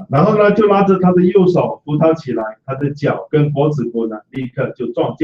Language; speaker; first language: Chinese; native; Chinese